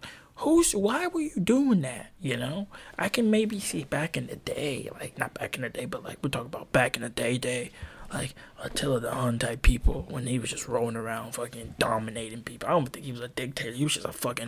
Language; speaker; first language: English; native; English